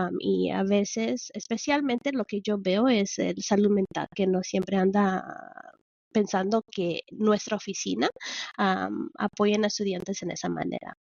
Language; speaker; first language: Spanish; early bilingual, heritage; Spanish